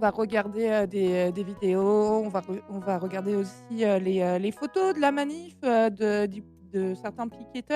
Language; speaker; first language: French; native; French